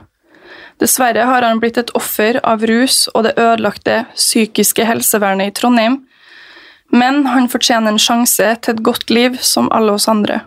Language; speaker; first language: Norwegian; early bilingual, other home language; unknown